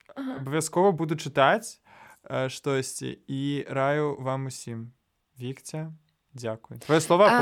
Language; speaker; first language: Belarusian; non-native, local second language; Russian